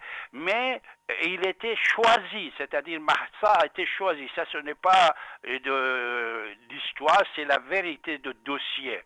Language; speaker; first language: French; non-native, fluent; Persian